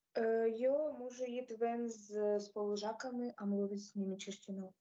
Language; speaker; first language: Czech; non-native, learner; Ukrainian